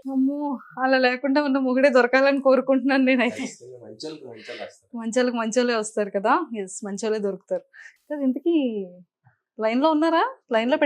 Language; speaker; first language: Telugu; native; Telugu